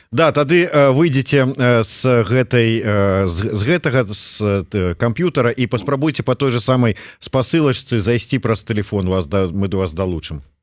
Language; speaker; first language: Belarusian; native; Belarusian